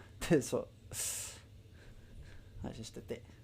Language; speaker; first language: Japanese; non-native, learner; Spanish